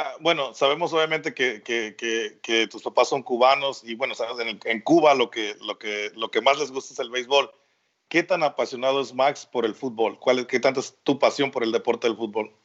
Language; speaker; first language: Spanish; native; Spanish